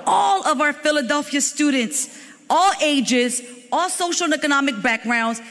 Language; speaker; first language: English; native; English